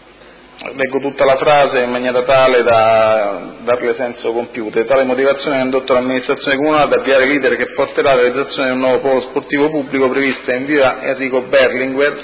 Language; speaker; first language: Italian; native; Italian